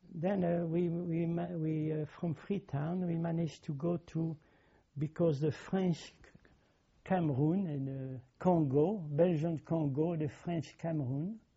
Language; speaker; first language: English; non-native, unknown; French